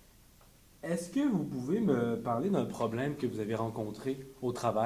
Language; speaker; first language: French; native; French